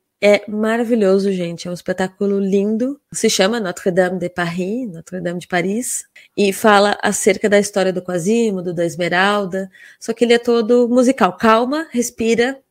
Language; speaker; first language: Portuguese; native; Portuguese